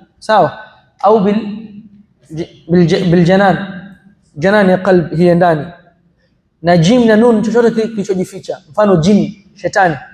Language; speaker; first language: Swahili; native; Swahili